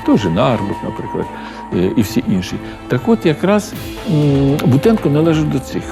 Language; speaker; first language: Ukrainian; native; Ukrainian